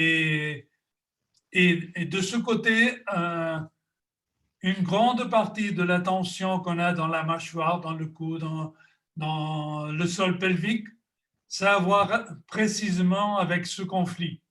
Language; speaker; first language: French; non-native, fluent; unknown